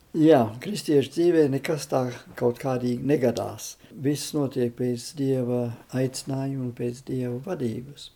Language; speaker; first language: Latvian; early bilingual, heritage; Latvian